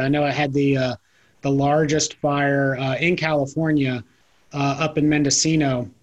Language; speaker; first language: English; native; English